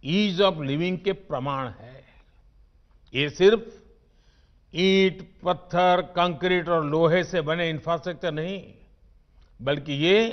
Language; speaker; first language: Hindi; non-native, local second language; Gujarati